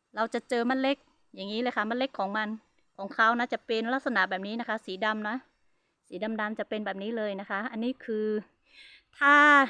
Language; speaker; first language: Thai; non-native, local second language; Hmong